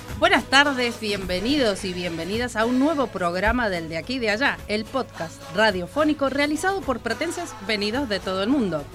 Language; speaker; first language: Spanish; native; Spanish